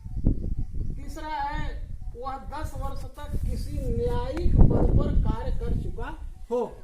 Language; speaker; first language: Hindi; native; Hindi